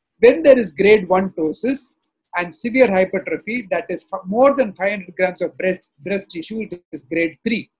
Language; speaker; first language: English; non-native, local second language; Tamil